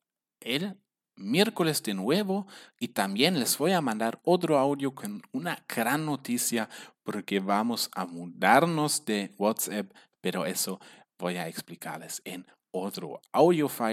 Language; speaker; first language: Spanish; non-native, fluent; German